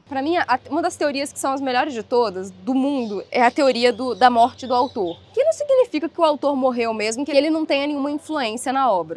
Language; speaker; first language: Portuguese; native; Portuguese